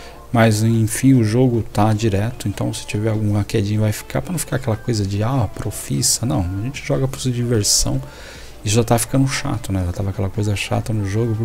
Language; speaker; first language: Portuguese; native; Portuguese